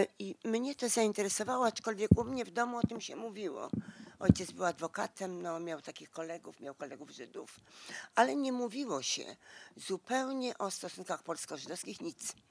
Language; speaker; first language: Polish; native; Polish